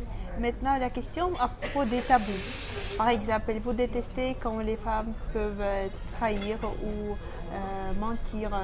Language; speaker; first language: French; non-native, fluent; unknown